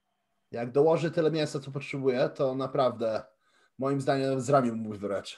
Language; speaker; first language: Polish; early bilingual, heritage; Polish